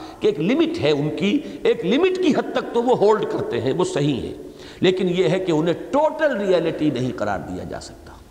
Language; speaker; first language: Urdu; native; Urdu